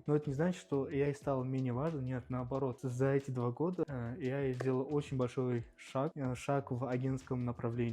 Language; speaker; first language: Russian; native; Russian